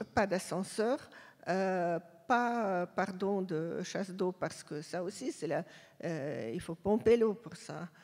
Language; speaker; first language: French; non-native, fluent; Russian